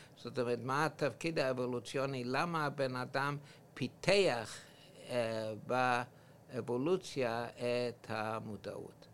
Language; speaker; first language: Hebrew; non-native, fluent; English